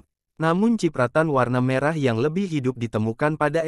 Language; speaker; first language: Indonesian; native; Indonesian